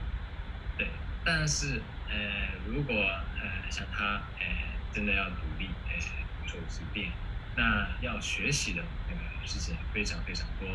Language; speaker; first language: Chinese; non-native, fluent; Japanese